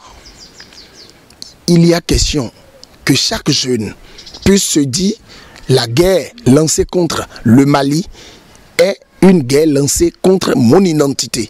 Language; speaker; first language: French; non-native, local second language; Fon